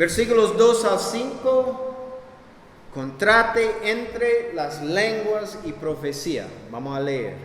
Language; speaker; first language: Spanish; non-native, fluent; English